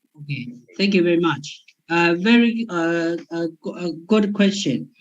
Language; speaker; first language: English; non-native, fluent; Chinese